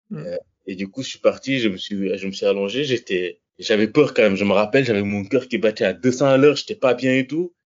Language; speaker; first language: French; non-native, local second language; Wolof